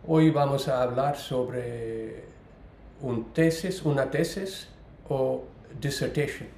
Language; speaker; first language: Spanish; non-native, learner; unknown